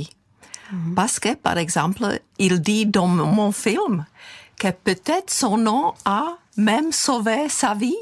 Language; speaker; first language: French; non-native, fluent; Czech